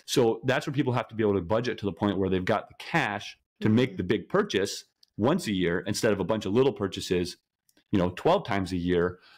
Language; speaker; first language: English; native; English